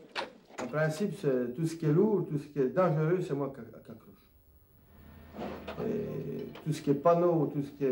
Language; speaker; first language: French; native; French